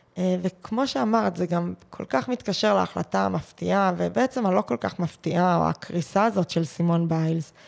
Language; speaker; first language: Hebrew; native; Hebrew